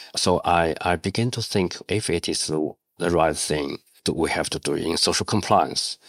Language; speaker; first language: English; non-native, learner; Chinese